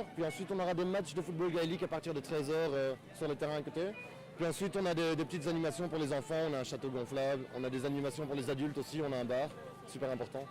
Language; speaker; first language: French; native; French